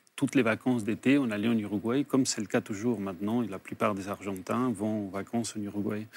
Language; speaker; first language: French; early bilingual, other home language; Spanish